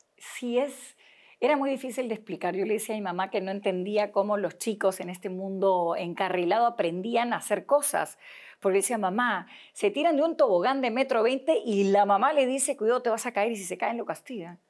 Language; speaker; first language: Spanish; native; Spanish